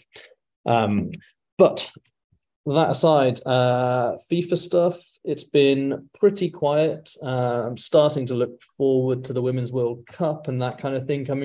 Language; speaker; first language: English; native; English